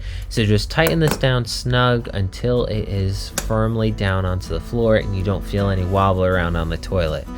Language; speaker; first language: English; native; English